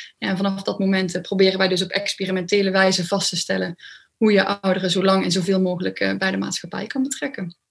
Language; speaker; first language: Dutch; native; Dutch